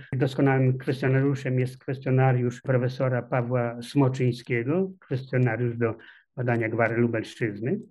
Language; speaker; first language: Polish; native; Polish